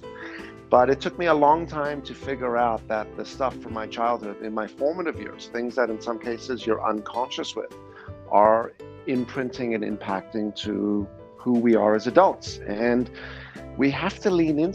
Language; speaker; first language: English; native; English